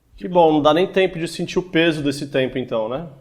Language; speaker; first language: Portuguese; native; Portuguese